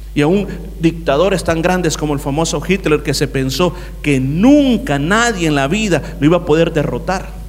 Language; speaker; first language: Spanish; native; Spanish